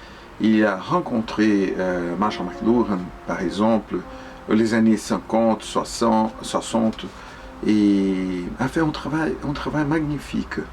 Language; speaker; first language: French; non-native, fluent; Portuguese